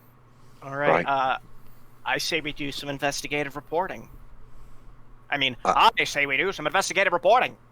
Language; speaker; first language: English; native; English